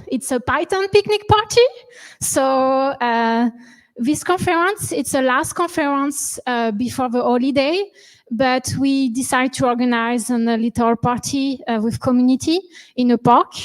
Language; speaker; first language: English; non-native, learner; French